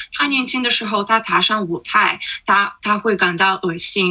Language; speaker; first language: Chinese; non-native, fluent; Russian